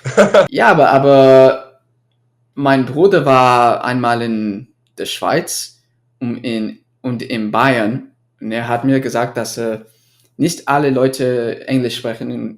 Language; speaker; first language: German; non-native, fluent; English